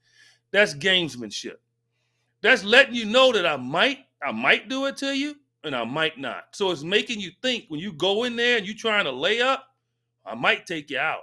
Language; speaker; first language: English; native; English